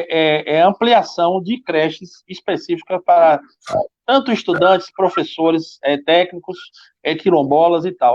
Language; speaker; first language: Portuguese; native; Portuguese